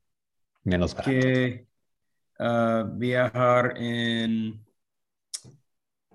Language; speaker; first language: Spanish; non-native, learner; English